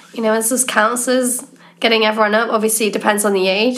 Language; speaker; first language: English; native; English